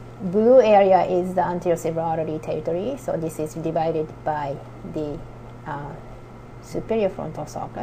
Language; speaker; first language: English; non-native, fluent; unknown